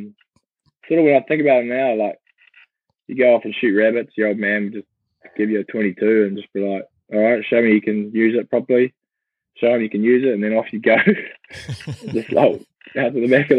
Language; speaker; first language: English; native; English